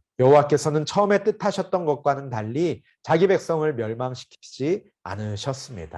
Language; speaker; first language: Korean; native; Korean